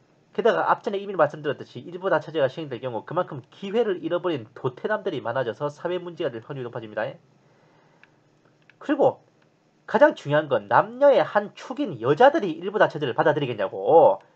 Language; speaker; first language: Korean; native; Korean